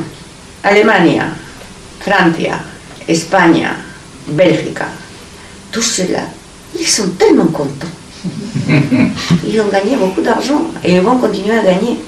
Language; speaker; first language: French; non-native, fluent; Spanish